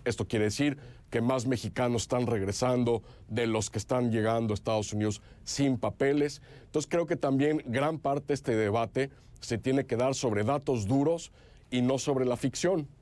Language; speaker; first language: Spanish; native; Spanish